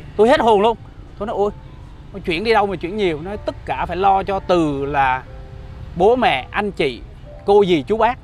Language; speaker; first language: Vietnamese; native; Vietnamese